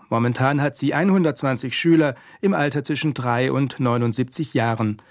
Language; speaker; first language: German; native; German